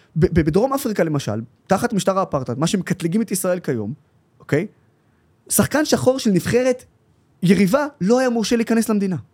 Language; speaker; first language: Hebrew; non-native, local second language; Arabic